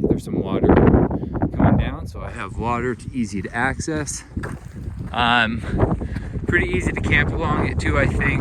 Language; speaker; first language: English; native; English